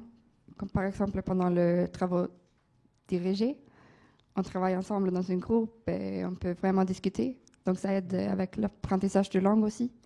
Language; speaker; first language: French; non-native, fluent; Swedish